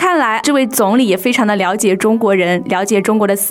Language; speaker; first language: Chinese; native; Chinese